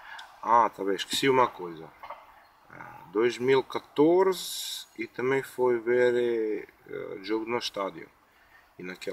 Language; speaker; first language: Portuguese; non-native, learner; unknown